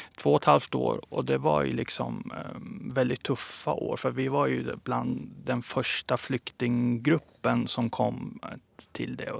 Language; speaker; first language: Swedish; early bilingual, other home language; Persian